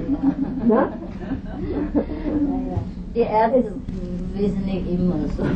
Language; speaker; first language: German; non-native, learner; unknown